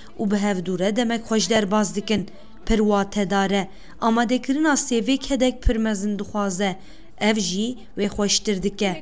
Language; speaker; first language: Kurdish; non-native, local second language; Turkish